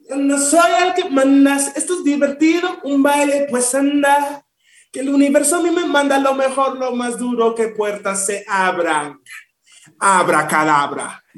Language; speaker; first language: Spanish; early bilingual, heritage; Spanish